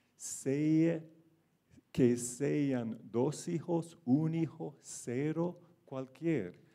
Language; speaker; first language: Spanish; non-native, fluent; English